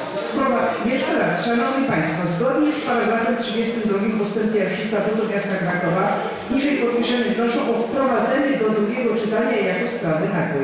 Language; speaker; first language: Polish; native; Polish